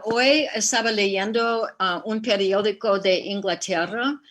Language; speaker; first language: Spanish; non-native, fluent; English